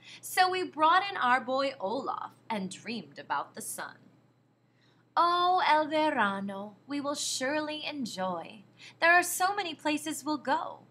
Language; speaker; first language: English; native; English